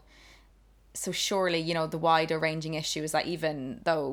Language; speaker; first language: English; native; English